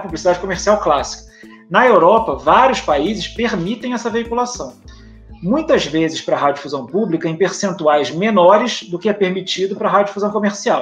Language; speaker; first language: Portuguese; native; Portuguese